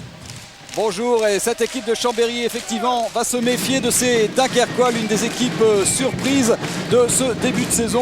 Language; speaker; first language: French; native; French